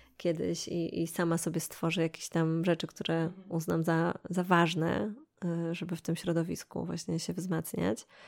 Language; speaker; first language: Polish; native; Polish